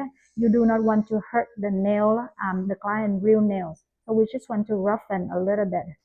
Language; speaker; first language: English; non-native, fluent; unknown